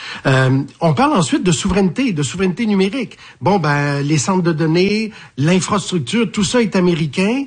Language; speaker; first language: French; native; French